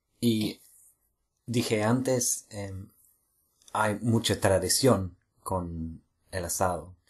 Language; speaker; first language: Spanish; non-native, fluent; English